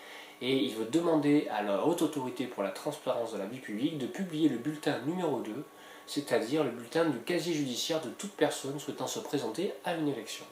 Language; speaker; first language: French; native; French